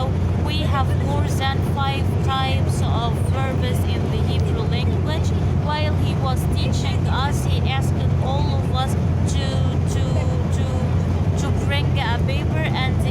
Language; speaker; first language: English; non-native, learner; Arabic